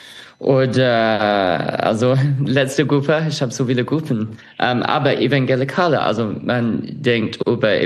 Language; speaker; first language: German; non-native, fluent; English